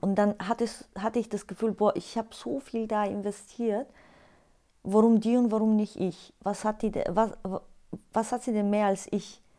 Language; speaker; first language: German; non-native, fluent; Bulgarian